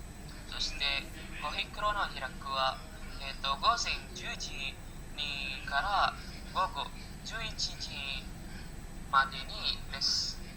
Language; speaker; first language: Japanese; non-native, learner; Indonesian